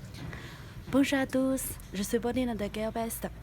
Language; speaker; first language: French; non-native, learner; Chinese